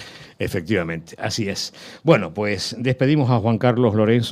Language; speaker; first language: Spanish; native; Spanish